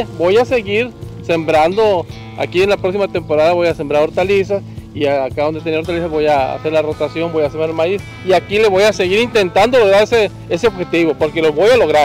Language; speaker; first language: Spanish; native; Spanish